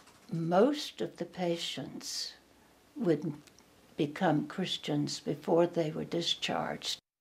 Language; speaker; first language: English; native; English